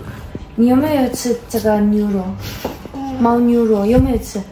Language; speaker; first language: Chinese; non-native, fluent; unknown